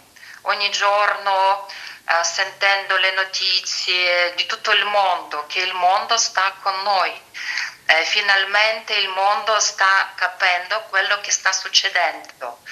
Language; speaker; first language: Italian; non-native, fluent; Ukrainian